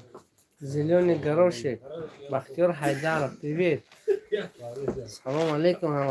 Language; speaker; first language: Russian; non-native, local second language; Tajik